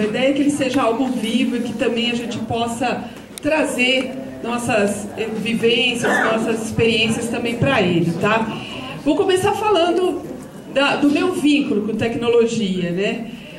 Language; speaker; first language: Portuguese; native; Portuguese